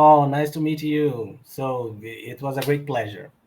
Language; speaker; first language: English; non-native, learner; Portuguese